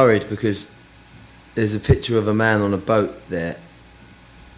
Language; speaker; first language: English; native; English